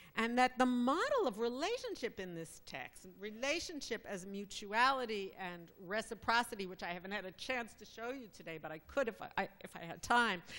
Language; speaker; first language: English; native; English